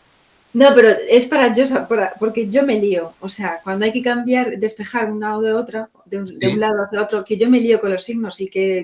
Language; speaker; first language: Spanish; native; Spanish